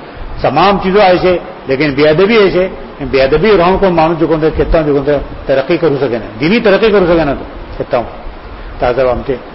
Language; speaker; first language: Marathi; non-native, local second language; Urdu